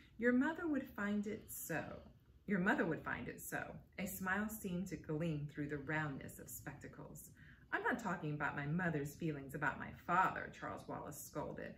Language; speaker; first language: English; native; English